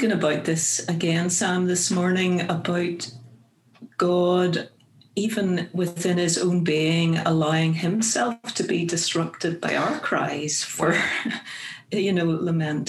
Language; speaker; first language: English; native; English